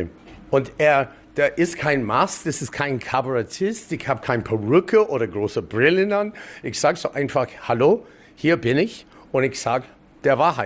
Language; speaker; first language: German; non-native, fluent; English